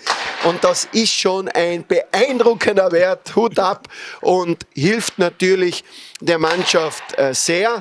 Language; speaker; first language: German; native; German